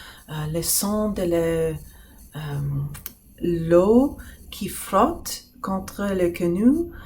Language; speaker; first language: French; non-native, fluent; English